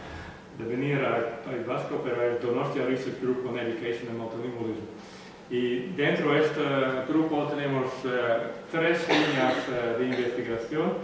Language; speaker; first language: Spanish; non-native, learner; Western Frisian